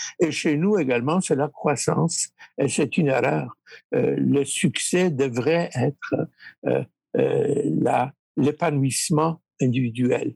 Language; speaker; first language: French; early bilingual, other home language; Polish